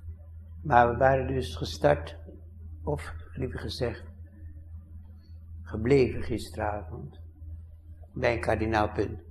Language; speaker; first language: Dutch; native; Dutch